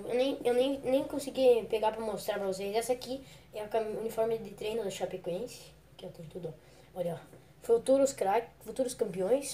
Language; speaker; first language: Portuguese; native; Portuguese